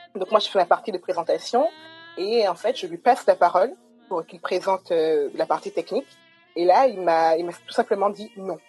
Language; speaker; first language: French; native; French